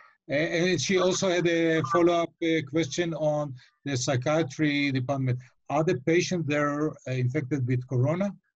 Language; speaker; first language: English; non-native, fluent; Hebrew